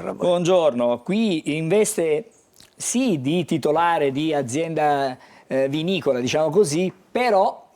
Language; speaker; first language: Italian; native; Italian